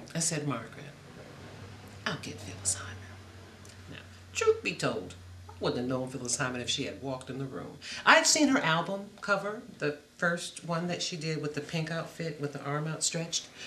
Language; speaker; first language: English; native; English